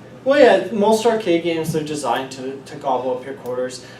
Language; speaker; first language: English; native; English